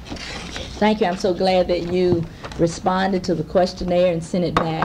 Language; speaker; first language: English; native; English